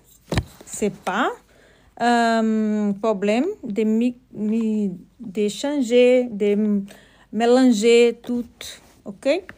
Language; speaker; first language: French; non-native, learner; Portuguese